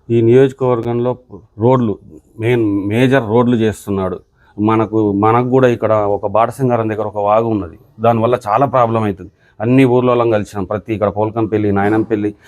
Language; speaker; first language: Telugu; native; Telugu